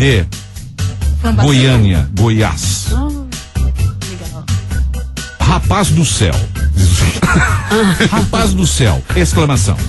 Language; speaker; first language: Portuguese; native; Portuguese